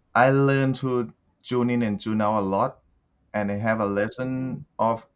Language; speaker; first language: English; non-native, learner; Thai